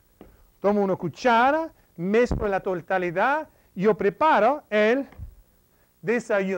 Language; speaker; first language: Spanish; non-native, fluent; English